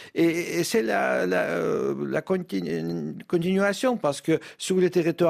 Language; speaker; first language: French; non-native, fluent; Russian